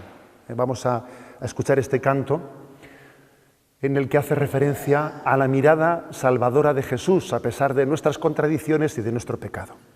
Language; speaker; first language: Spanish; native; Spanish